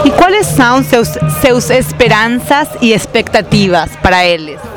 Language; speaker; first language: Portuguese; non-native, fluent; Spanish